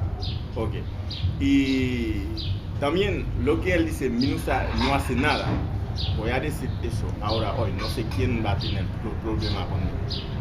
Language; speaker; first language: Spanish; non-native, fluent; Haitian Creole